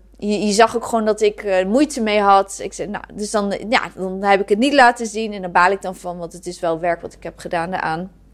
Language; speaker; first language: Dutch; native; Dutch